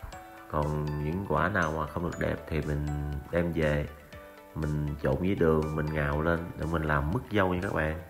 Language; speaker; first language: Vietnamese; native; Vietnamese